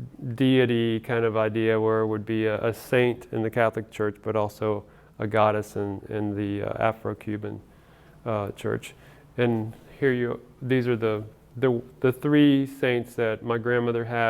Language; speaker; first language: English; early bilingual, other home language; Spanish